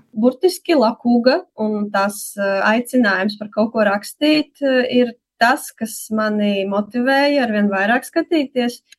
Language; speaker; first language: Latvian; native; Latvian